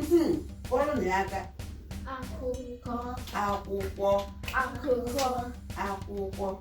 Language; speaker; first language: Igbo; native; Igbo